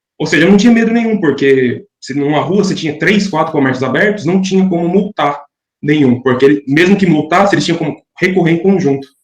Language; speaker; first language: Portuguese; native; Portuguese